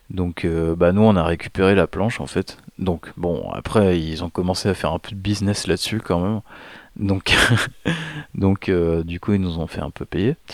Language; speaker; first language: French; native; French